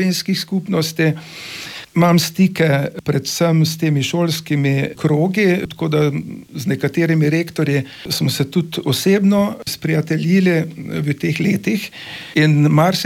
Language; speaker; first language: Slovenian; native; Slovenian